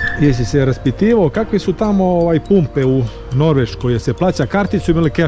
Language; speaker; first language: Croatian; native; Croatian